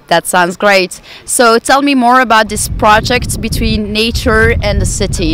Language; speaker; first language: English; non-native, fluent; Italian